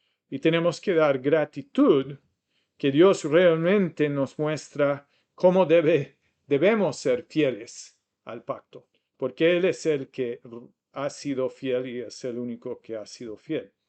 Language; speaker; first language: Spanish; non-native, fluent; English